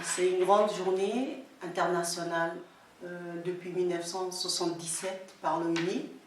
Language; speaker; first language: French; non-native, local second language; Somali